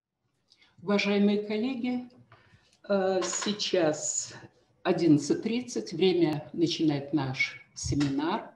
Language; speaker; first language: Russian; native; Russian